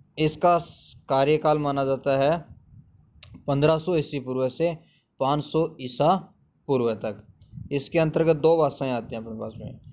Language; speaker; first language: Hindi; native; Hindi